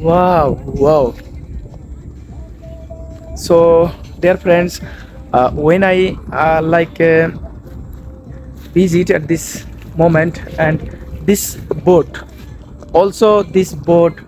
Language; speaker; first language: English; non-native, learner; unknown